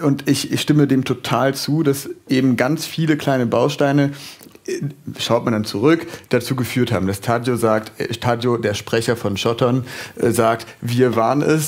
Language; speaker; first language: German; native; German